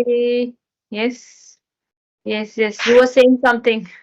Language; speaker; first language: English; non-native, learner; Hindi